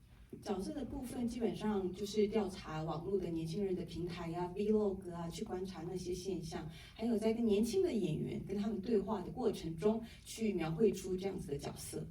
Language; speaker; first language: Chinese; native; Chinese